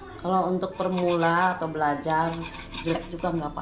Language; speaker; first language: Indonesian; native; Indonesian